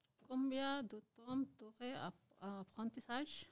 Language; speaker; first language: French; non-native, learner; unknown